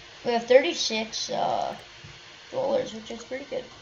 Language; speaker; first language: English; native; English